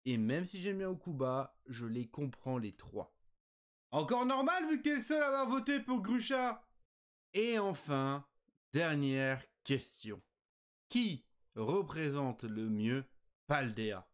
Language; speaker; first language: French; native; French